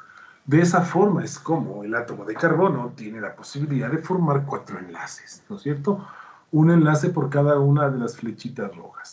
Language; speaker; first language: Spanish; native; Spanish